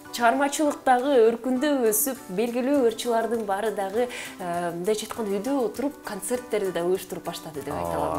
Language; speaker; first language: Kyrgyz; native; Kyrgyz